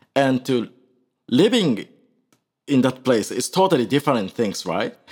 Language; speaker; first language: English; non-native, learner; Japanese